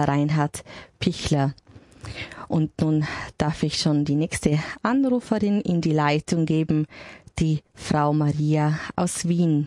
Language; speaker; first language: German; native; German